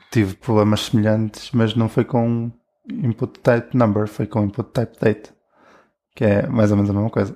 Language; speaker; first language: Portuguese; native; Portuguese